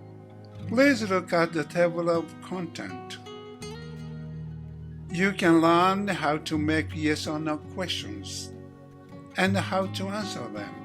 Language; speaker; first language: English; non-native, fluent; Japanese